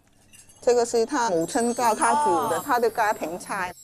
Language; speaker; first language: Chinese; non-native, local second language; Cantonese